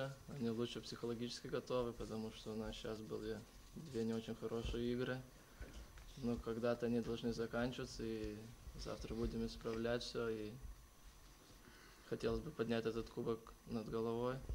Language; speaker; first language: Russian; non-native, local second language; Lithuanian